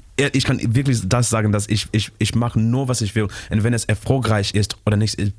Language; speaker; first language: German; non-native, learner; English